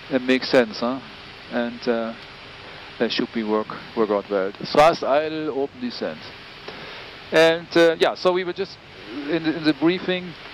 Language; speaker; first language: English; non-native, fluent; German